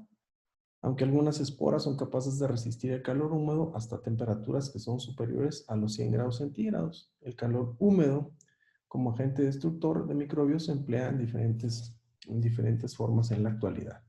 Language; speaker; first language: Spanish; native; Spanish